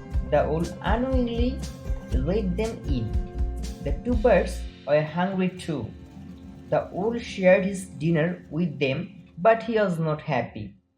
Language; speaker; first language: English; non-native, local second language; Bangla